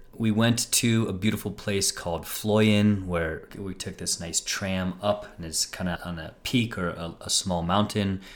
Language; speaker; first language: English; native; English